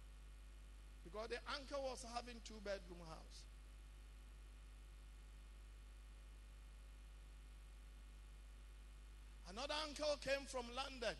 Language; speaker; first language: English; non-native, local second language; Akan